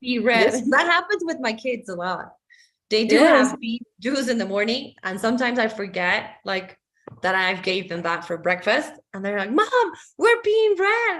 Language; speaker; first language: English; non-native, fluent; Spanish